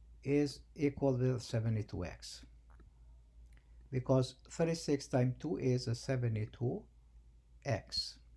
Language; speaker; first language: English; non-native, fluent; Albanian